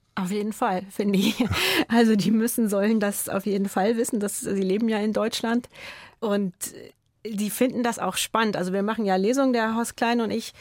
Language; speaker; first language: German; native; German